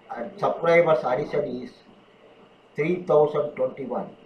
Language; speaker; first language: English; non-native, local second language; Tamil